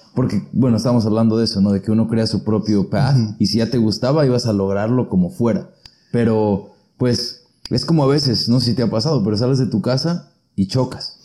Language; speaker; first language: Spanish; native; Spanish